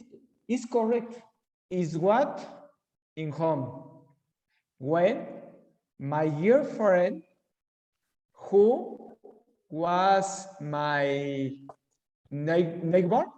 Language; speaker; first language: English; non-native, learner; Spanish